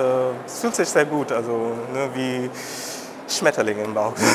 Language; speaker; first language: German; non-native, learner; Hindi